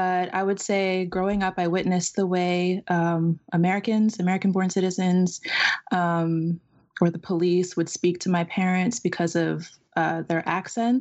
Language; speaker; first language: English; native; English